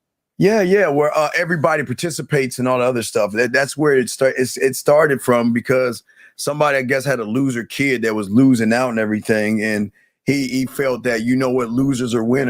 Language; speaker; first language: English; native; English